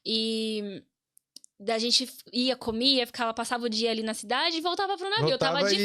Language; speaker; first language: Portuguese; native; Portuguese